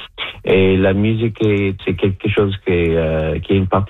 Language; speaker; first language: French; non-native, local second language; English